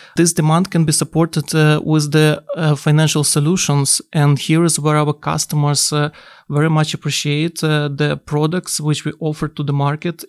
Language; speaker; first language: English; non-native, fluent; Ukrainian